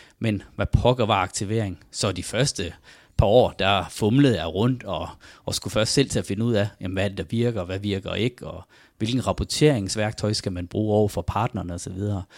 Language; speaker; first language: Danish; native; Danish